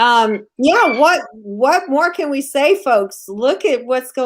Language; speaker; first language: English; native; English